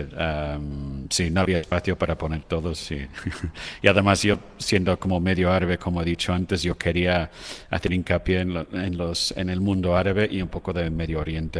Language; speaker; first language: Spanish; non-native, fluent; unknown